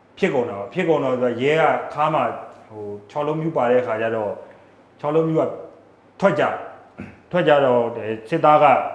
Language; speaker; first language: Burmese; native; Burmese